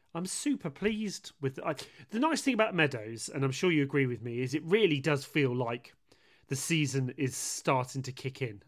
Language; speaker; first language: English; native; English